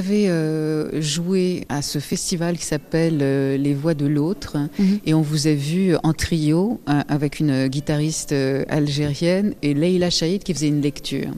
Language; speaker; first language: French; native; French